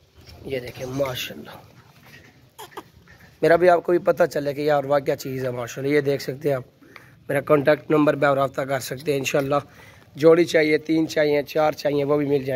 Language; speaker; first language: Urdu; non-native, local second language; Saraiki